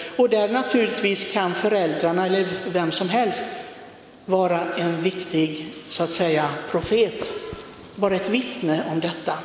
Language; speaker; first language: Swedish; non-native, fluent; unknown